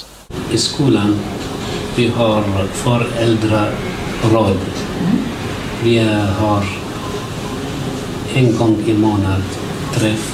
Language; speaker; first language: Swedish; non-native, learner; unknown